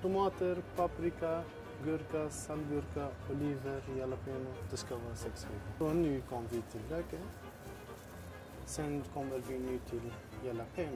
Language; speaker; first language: Swedish; non-native, fluent; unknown